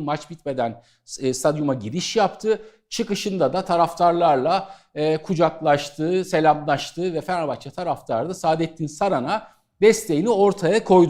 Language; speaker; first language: Turkish; native; Turkish